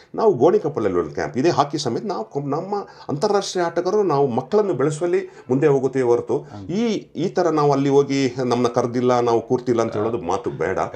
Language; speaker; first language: Kannada; non-native, local second language; Kodava